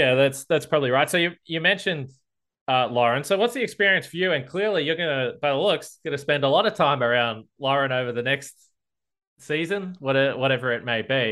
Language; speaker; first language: English; native; English